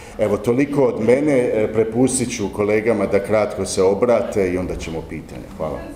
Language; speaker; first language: Croatian; early bilingual, heritage; Croatian